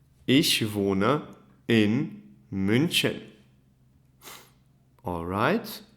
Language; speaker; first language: German; non-native, fluent; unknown